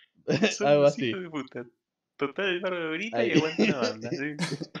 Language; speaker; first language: Spanish; native; Spanish